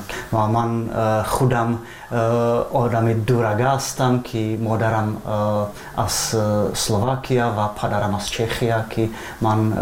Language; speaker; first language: Persian; non-native, fluent; Czech